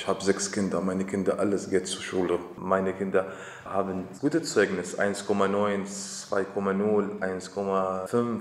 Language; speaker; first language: German; non-native, learner; Arabic